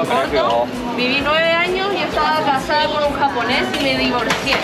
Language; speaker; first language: Spanish; native; Spanish